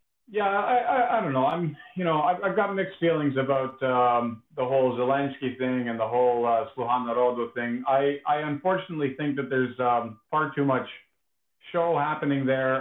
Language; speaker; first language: English; early bilingual, other home language; Ukrainian